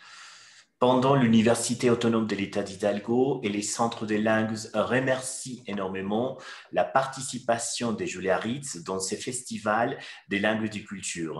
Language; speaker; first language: French; non-native, fluent; Spanish